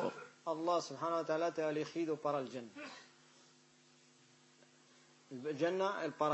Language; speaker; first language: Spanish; non-native, fluent; Arabic